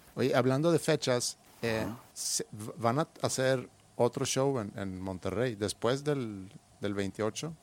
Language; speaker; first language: Spanish; non-native, fluent; Swedish